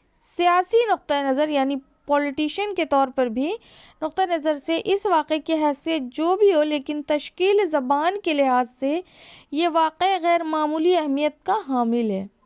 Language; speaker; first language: Urdu; native; Urdu